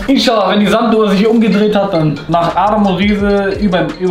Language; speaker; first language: German; native; German